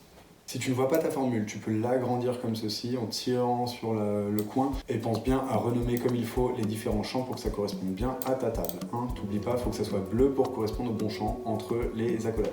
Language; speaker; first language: French; native; French